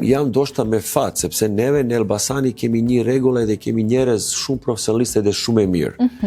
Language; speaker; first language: Albanian; non-native, learner; Serbian